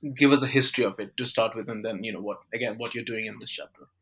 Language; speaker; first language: English; non-native, local second language; Bangla